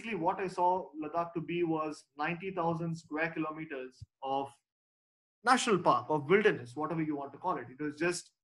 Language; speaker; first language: English; non-native, local second language; Tamil